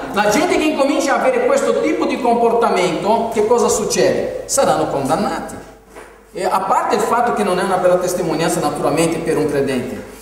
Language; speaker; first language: Italian; non-native, fluent; Portuguese